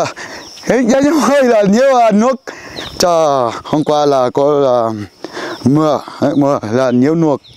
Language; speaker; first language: Vietnamese; non-native, learner; Portuguese